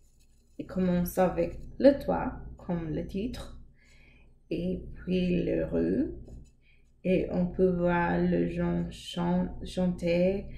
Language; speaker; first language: French; non-native, learner; English